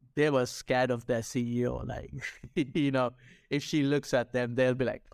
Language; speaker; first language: English; non-native, local second language; Sinhala